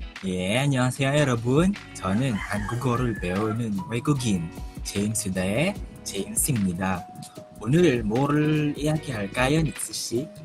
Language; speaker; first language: Korean; non-native, learner; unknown